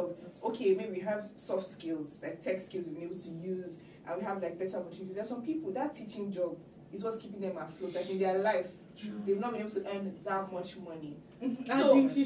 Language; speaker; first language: English; non-native, local second language; Yoruba